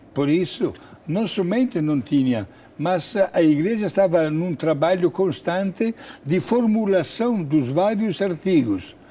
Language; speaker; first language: Portuguese; non-native, fluent; Italian